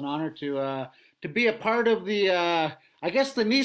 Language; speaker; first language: English; native; English